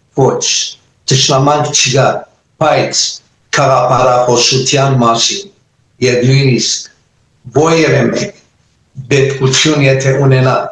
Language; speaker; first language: Armenian; early bilingual, heritage; Armenian